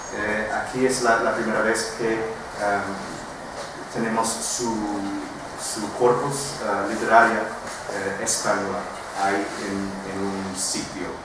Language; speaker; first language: Spanish; non-native, fluent; English